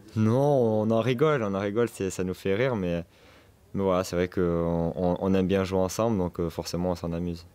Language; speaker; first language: French; native; French